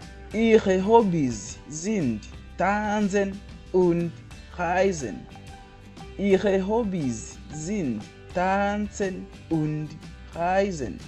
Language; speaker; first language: German; non-native, fluent; Kinyarwanda